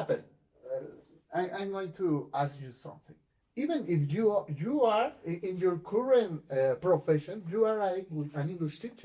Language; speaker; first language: English; non-native, fluent; Spanish